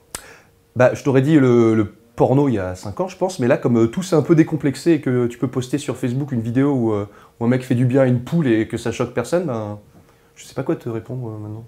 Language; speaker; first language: French; native; French